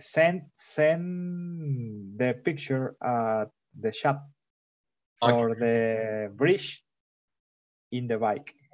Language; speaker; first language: English; non-native, learner; Spanish